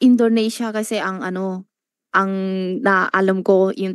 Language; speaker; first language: Filipino; non-native, learner; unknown